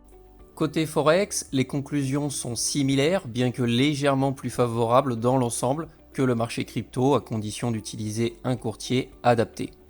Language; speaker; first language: French; native; French